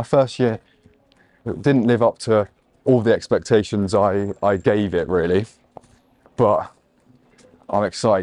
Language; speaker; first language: English; native; English